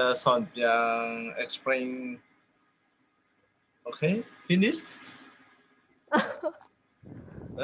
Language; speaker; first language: English; non-native, learner; Tedim Chin